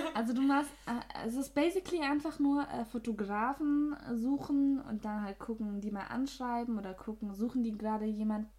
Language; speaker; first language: German; native; German